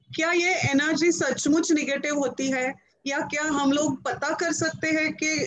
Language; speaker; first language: Hindi; non-native, local second language; Marathi